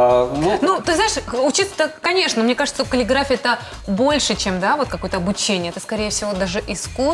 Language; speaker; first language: Russian; native; Russian